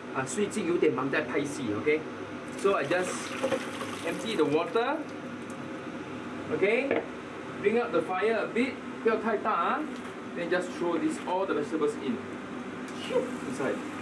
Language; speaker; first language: English; non-native, local second language; Chinese